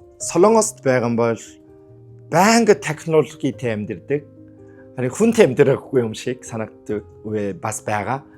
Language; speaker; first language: Mongolian; non-native, learner; Korean